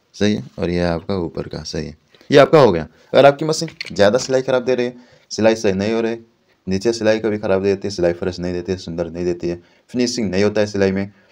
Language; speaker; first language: Hindi; native; Hindi